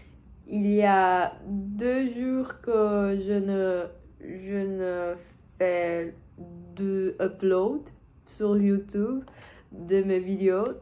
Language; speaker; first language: French; non-native, learner; Portuguese